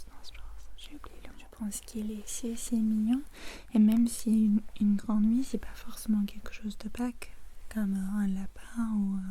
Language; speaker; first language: French; non-native, fluent; English